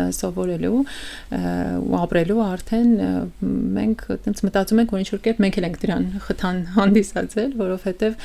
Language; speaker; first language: Armenian; early bilingual, heritage; Armenian